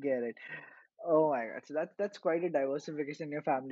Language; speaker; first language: English; non-native, local second language; Hindi